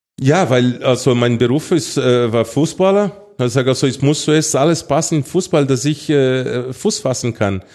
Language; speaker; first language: German; non-native, fluent; Portuguese